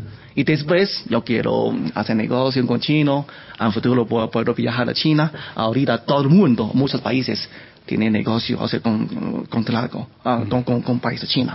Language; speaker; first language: Spanish; non-native, learner; Chinese